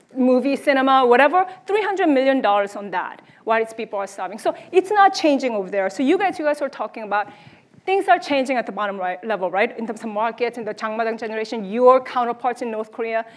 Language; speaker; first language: English; early bilingual, other home language; Korean